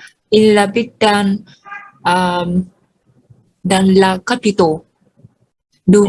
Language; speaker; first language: French; non-native, learner; Vietnamese